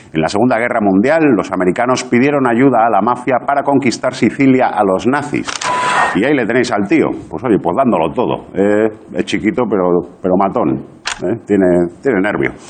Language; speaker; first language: Spanish; native; Spanish